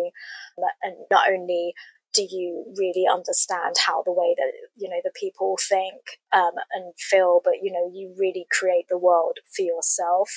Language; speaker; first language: English; native; English